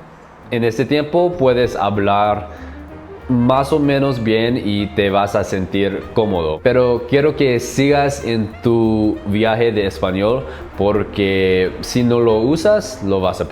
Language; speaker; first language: Spanish; non-native, learner; English